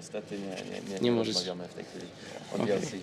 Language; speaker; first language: Polish; early bilingual, heritage; Polish